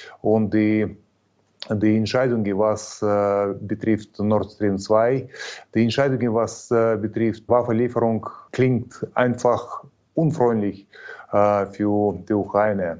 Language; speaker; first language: German; non-native, learner; Ukrainian